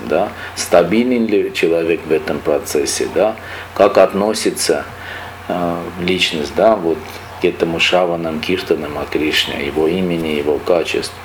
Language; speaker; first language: Russian; non-native, local second language; Armenian